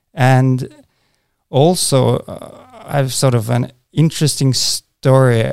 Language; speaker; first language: English; non-native, fluent; Norwegian